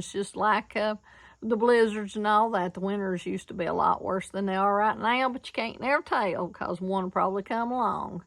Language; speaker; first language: English; native; English